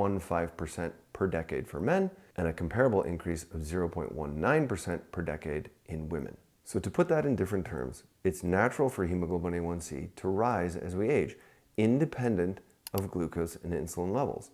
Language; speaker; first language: English; native; English